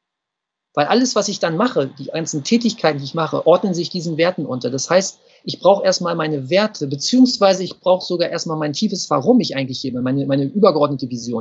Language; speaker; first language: German; native; German